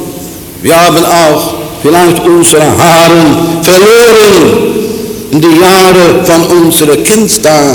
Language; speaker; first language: German; non-native, fluent; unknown